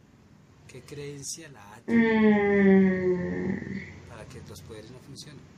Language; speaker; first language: Spanish; native; Spanish